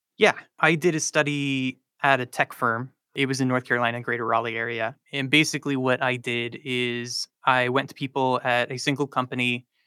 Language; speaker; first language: English; native; English